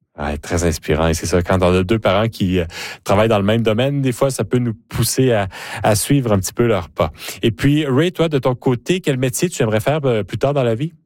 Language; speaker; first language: French; native; French